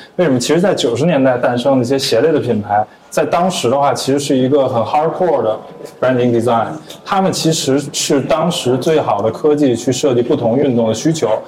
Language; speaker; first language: Chinese; native; Chinese